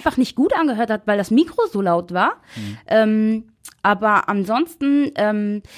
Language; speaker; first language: German; native; German